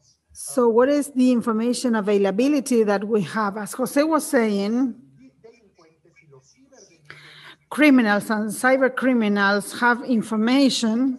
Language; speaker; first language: English; non-native, fluent; Spanish